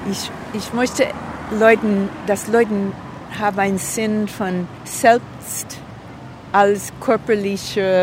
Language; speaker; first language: German; non-native, learner; English